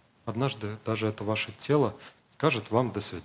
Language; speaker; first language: Russian; native; Russian